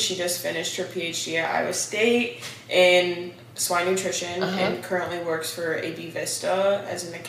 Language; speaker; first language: English; native; English